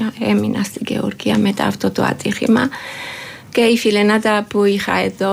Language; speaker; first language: Greek; non-native, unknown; Georgian